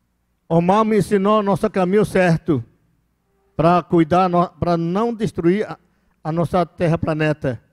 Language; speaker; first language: Portuguese; non-native, local second language; Yanomámi